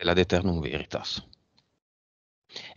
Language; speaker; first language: Italian; native; Italian